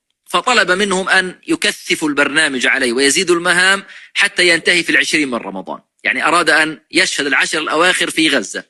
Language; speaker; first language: Arabic; native; Arabic